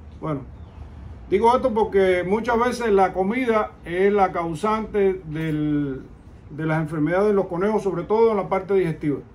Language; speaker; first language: Spanish; native; Spanish